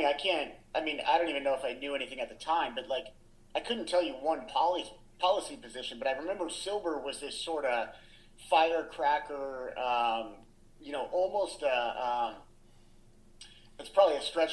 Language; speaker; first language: English; native; English